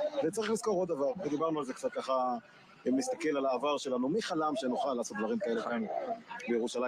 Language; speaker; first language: Hebrew; native; Hebrew